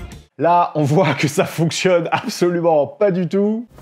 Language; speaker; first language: French; native; French